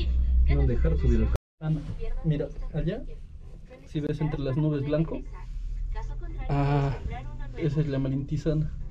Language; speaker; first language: Spanish; native; Spanish